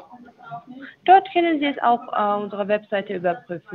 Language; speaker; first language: German; non-native, learner; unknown